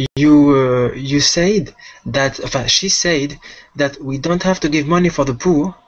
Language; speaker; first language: English; non-native, fluent; French